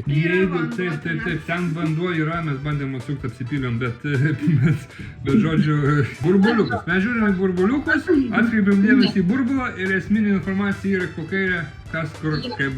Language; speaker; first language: Lithuanian; native; Lithuanian